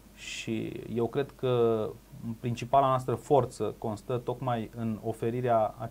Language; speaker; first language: Romanian; native; Romanian